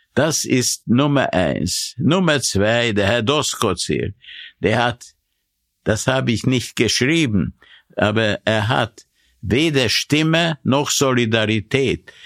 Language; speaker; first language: German; non-native, fluent; Hungarian